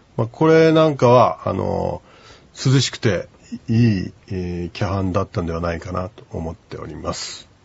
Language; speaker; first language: Japanese; native; Japanese